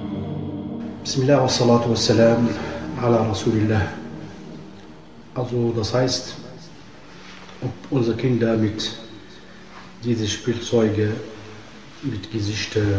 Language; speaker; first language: German; non-native, fluent; Arabic